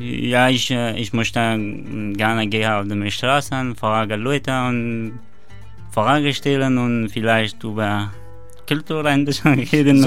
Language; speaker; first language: German; non-native, learner; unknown